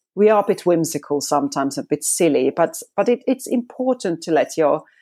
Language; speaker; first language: English; non-native, fluent; Finnish